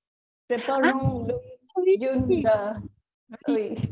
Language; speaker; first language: French; non-native, learner; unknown